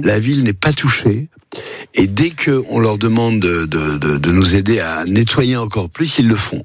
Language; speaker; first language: French; native; French